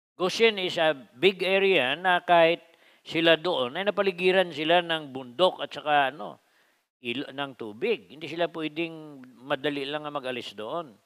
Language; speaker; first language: Filipino; non-native, local second language; Cebuano